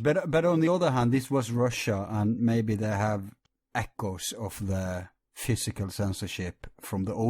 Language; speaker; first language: English; non-native, fluent; Norwegian